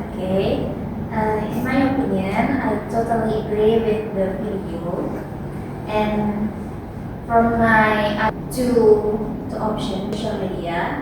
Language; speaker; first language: English; non-native, learner; Indonesian